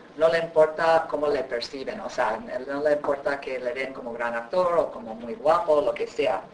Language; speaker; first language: Spanish; native; Spanish